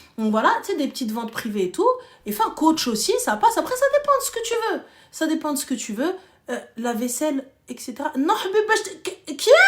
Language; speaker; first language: French; early bilingual, other home language; Arabic